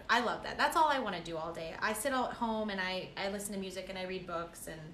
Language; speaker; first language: English; native; English